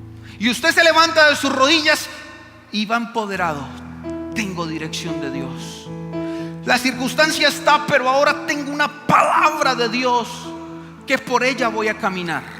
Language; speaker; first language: Spanish; native; Spanish